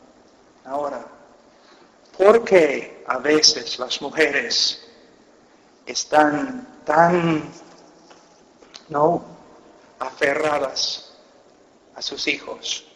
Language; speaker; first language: Spanish; non-native, fluent; English